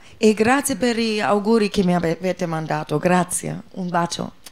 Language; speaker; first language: Italian; non-native, fluent; German